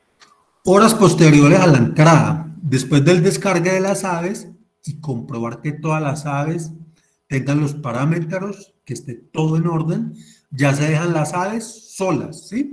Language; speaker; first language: Spanish; native; Spanish